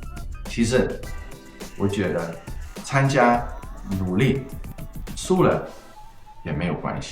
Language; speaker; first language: Chinese; non-native, fluent; Dutch